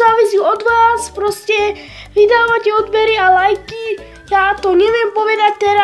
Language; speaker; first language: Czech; non-native, learner; Slovak